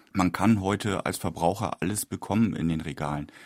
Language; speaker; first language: German; native; German